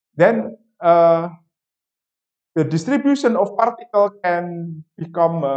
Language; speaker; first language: English; non-native, fluent; Indonesian